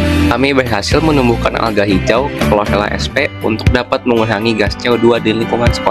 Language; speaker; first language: Indonesian; native; Indonesian